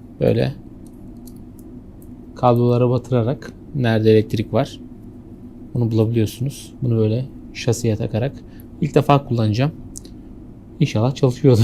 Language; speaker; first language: Turkish; native; Turkish